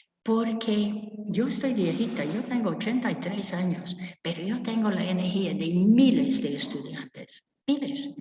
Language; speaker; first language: Spanish; non-native, fluent; English